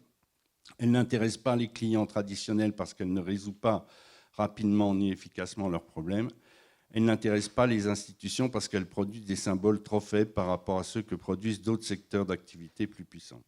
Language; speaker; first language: French; native; French